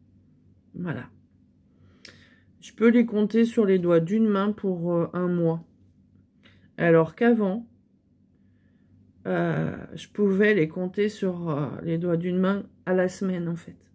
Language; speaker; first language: French; native; French